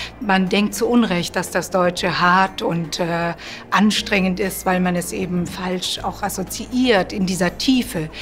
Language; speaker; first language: German; early bilingual, other home language; Croatian